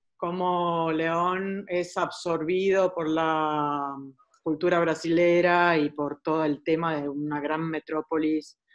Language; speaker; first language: Spanish; early bilingual, heritage; Spanish